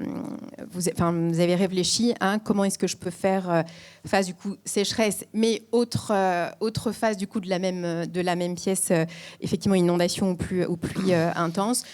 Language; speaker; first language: French; native; French